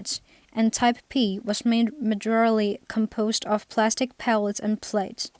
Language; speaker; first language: English; non-native, fluent; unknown